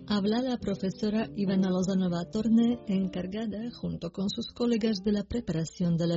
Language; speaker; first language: Spanish; non-native, fluent; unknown